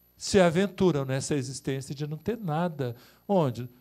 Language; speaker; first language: Portuguese; native; Portuguese